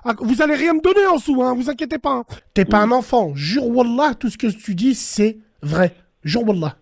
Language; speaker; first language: French; native; French